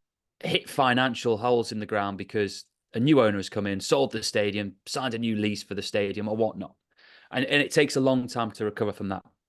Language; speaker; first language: English; native; English